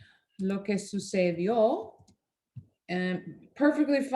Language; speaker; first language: Spanish; non-native, fluent; English